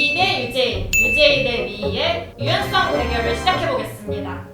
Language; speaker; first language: Korean; native; Korean